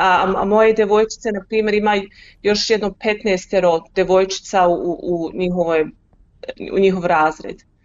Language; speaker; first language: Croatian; early bilingual, heritage; Croatian